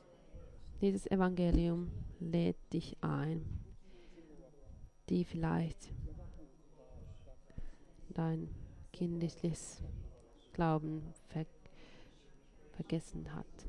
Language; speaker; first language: German; non-native, fluent; Finnish